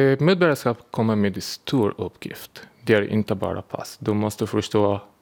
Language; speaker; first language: Swedish; non-native, learner; Arabic